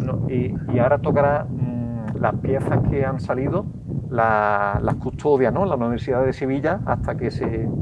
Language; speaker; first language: Spanish; native; Spanish